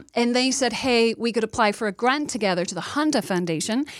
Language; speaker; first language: English; native; English